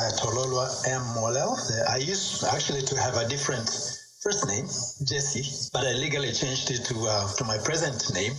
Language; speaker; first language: English; non-native, local second language; Swahili